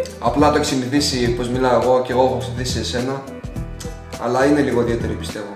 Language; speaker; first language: Greek; early bilingual, other home language; Russian